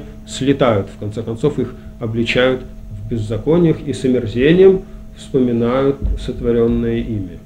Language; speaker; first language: Russian; native; Russian